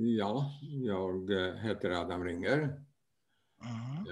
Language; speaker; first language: Swedish; non-native, fluent; Polish